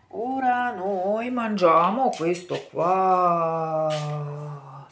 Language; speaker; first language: Italian; non-native, fluent; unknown